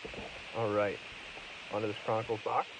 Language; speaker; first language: English; native; English